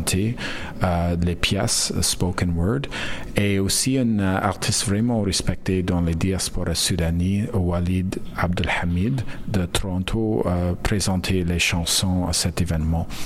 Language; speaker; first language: French; non-native, learner; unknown